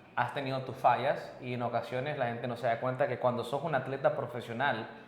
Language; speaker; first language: Spanish; early bilingual, heritage; Spanish